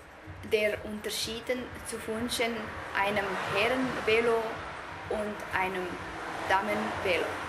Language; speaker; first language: German; non-native, learner; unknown